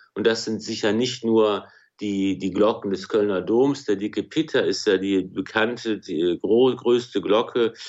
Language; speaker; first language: German; native; German